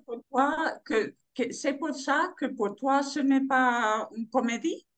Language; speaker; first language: French; non-native, learner; Spanish